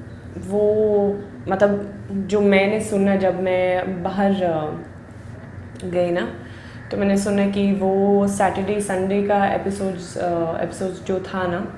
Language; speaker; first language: Hindi; non-native, learner; Swedish